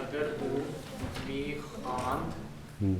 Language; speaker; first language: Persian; non-native, learner; Urdu